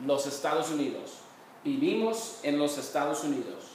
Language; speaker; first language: Spanish; non-native, fluent; English